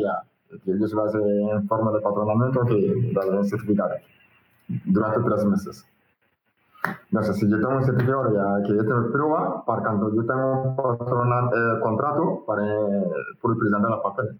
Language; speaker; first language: Spanish; non-native, learner; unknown